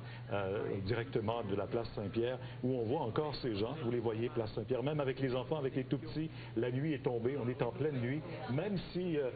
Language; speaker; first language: French; native; French